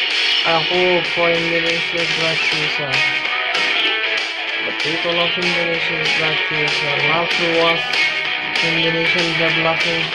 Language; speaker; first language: English; non-native, local second language; Bangla